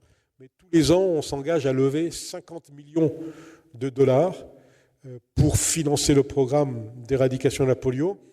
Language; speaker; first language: French; native; French